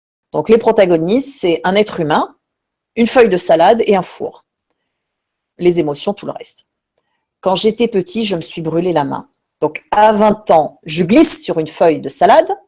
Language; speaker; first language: French; native; French